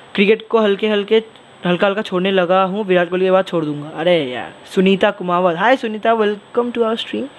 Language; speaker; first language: Hindi; non-native, local second language; Bangla